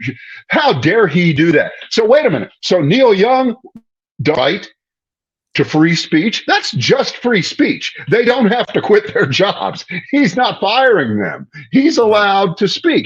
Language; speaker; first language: English; native; English